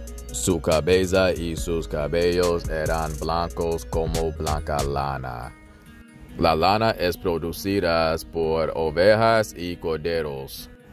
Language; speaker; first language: Spanish; non-native, learner; English